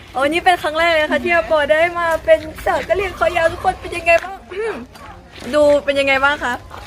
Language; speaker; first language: Thai; non-native, local second language; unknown